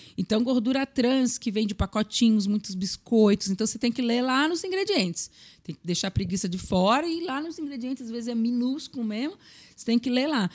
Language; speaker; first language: Portuguese; native; Portuguese